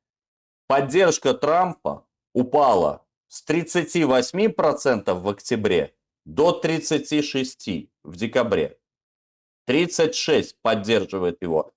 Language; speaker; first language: Russian; native; Russian